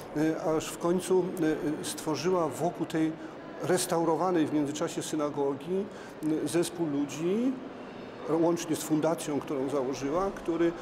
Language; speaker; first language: Polish; native; Polish